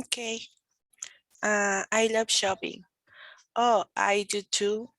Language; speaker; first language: English; non-native, learner; Spanish